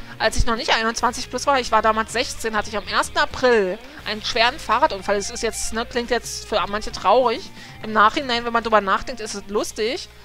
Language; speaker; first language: German; early bilingual, other home language; Polish